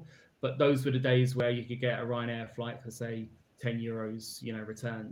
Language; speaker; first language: English; native; English